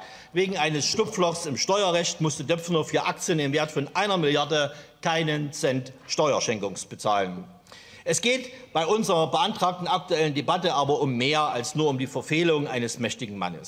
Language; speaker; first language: German; native; German